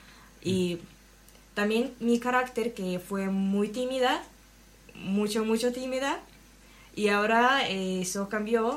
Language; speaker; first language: Spanish; non-native, learner; Ukrainian